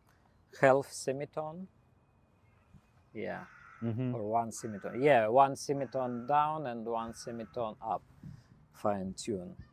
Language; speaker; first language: English; non-native, learner; Belarusian